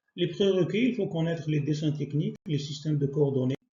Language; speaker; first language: French; non-native, local second language; Arabic